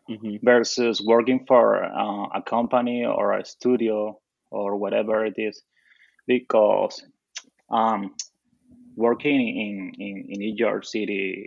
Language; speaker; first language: English; non-native, fluent; Spanish